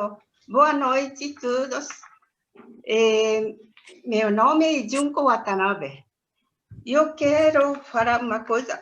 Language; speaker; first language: Portuguese; non-native, learner; Japanese